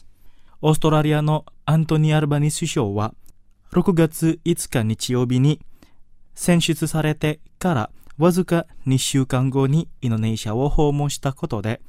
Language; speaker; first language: Japanese; non-native, fluent; Indonesian